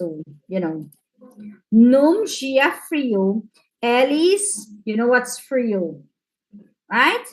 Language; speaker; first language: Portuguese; non-native, fluent; English